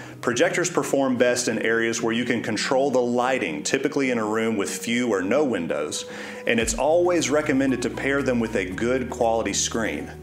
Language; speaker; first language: English; native; English